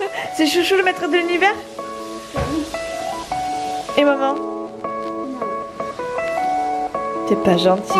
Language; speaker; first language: French; native; French